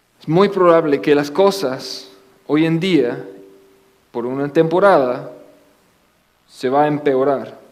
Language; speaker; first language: Spanish; non-native, fluent; English